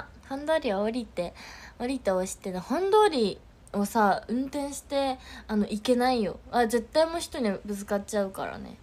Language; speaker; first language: Japanese; native; Japanese